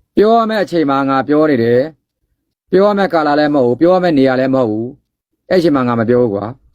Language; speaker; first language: Burmese; native; Burmese